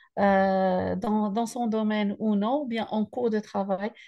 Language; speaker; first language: French; native; French